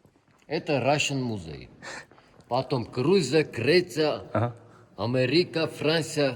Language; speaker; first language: Russian; non-native, learner; Armenian